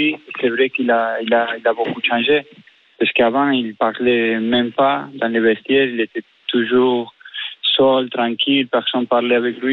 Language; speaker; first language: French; non-native, fluent; Spanish